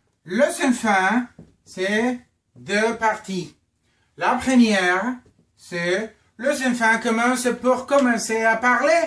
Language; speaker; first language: French; non-native, fluent; Spanish